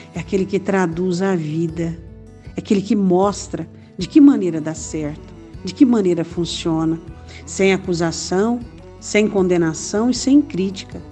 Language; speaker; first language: Portuguese; native; Portuguese